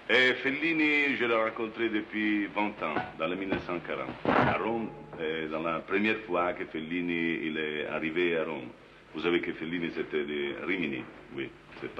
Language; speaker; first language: French; non-native, learner; Italian